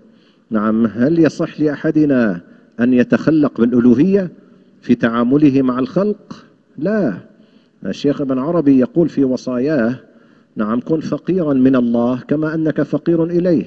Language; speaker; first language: Arabic; native; Arabic